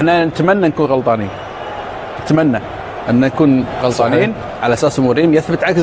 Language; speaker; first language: Arabic; native; Arabic